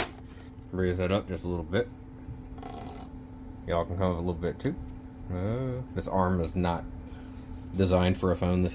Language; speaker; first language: English; native; English